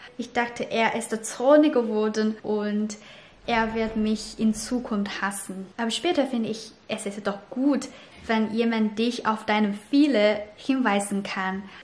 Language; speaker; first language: German; non-native, fluent; Chinese